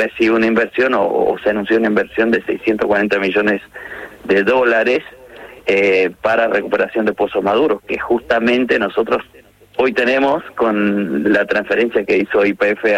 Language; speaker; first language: Spanish; native; Spanish